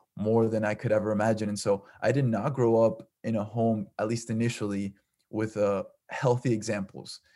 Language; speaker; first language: English; early bilingual, other home language; Spanish